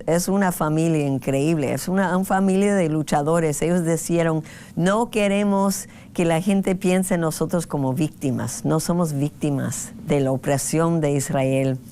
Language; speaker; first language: Spanish; non-native, fluent; English